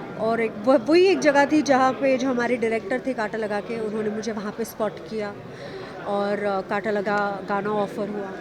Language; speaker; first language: Hindi; native; Hindi